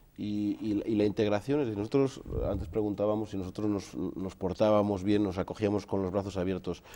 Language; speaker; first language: Spanish; native; Spanish